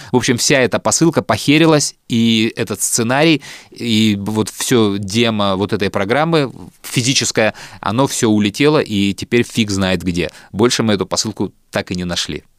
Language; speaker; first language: Russian; native; Russian